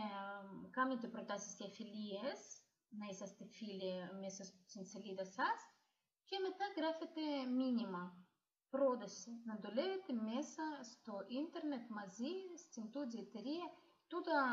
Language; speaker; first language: Greek; non-native, learner; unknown